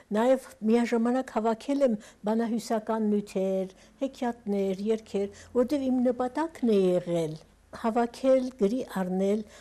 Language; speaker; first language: Armenian; early bilingual, heritage; Armenian